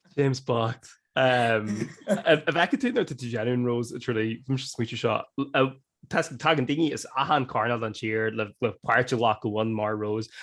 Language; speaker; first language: Irish; non-native, local second language; English